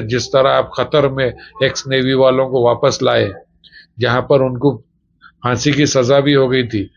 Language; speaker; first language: Hindi; non-native, local second language; Urdu